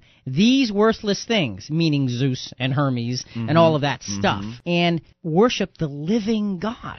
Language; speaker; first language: English; native; English